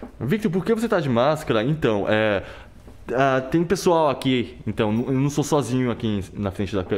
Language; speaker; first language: Portuguese; non-native, fluent; Korean